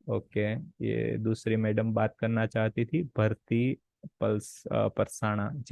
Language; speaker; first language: Hindi; native; Hindi